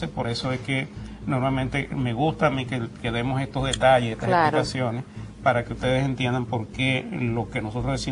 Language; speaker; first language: Spanish; native; Spanish